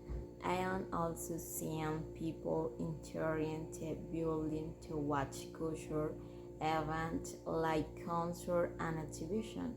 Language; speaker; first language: English; non-native, learner; Spanish